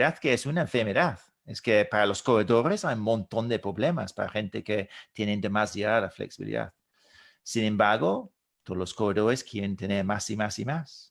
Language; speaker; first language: Spanish; non-native, fluent; English